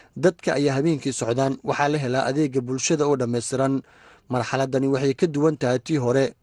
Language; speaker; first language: Somali; native; Somali